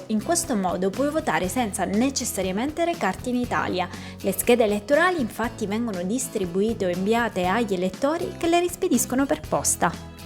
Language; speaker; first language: Italian; native; Italian